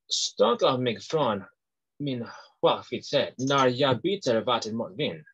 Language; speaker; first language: Swedish; non-native, learner; English